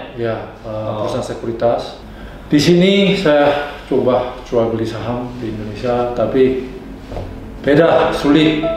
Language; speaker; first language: Indonesian; non-native, fluent; Korean